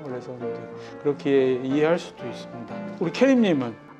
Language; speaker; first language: Korean; native; Korean